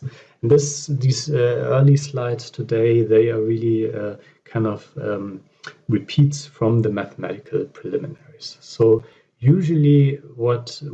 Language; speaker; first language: English; non-native, fluent; German